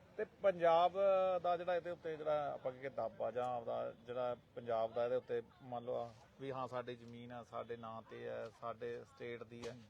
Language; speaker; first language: Punjabi; native; Punjabi